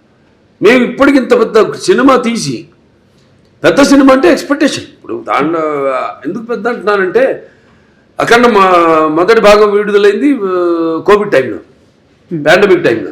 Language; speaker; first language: Telugu; native; Telugu